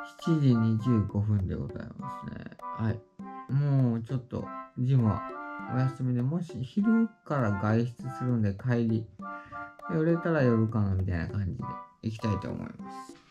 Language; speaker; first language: Japanese; native; Japanese